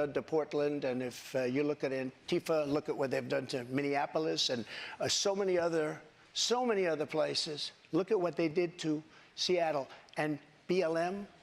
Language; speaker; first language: English; native; English